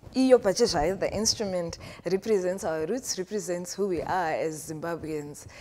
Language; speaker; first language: English; non-native, local second language; Shona